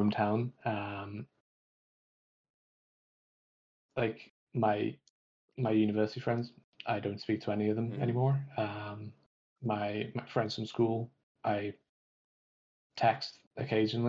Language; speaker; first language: English; native; English